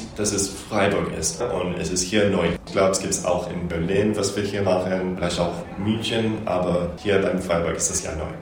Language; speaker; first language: German; non-native, learner; English